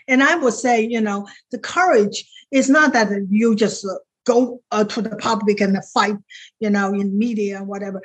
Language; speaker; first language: English; non-native, fluent; Chinese